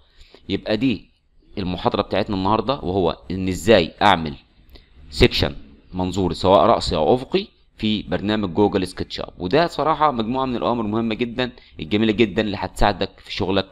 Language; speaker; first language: Arabic; native; Arabic